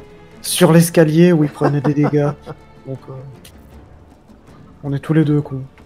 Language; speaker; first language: French; native; French